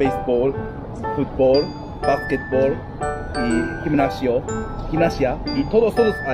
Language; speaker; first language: Spanish; non-native, learner; Japanese